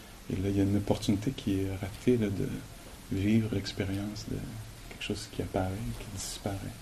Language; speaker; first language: French; native; French